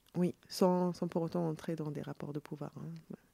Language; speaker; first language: French; non-native, local second language; Arabic